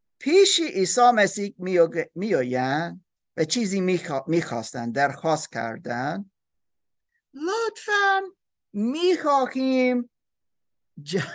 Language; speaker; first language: Persian; non-native, learner; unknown